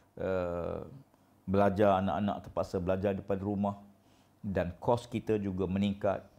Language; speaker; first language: Malay; native; Malay